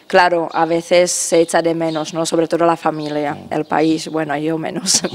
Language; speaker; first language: Spanish; non-native, fluent; Czech